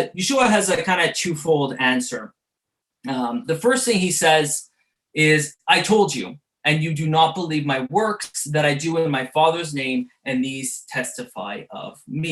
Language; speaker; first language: English; native; English